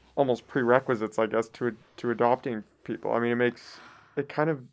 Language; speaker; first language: English; early bilingual, other home language; Spanish